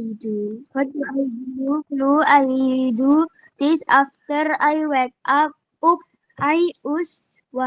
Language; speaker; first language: English; non-native, learner; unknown